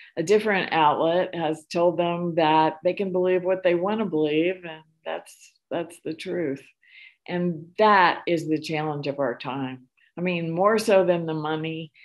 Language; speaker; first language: English; native; English